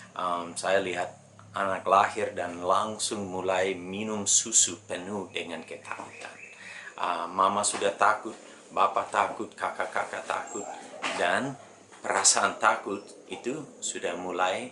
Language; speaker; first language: Indonesian; non-native, fluent; English